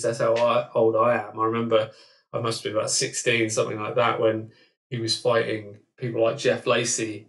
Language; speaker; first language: English; native; English